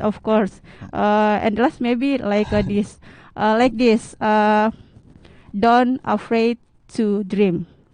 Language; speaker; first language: English; non-native, learner; Indonesian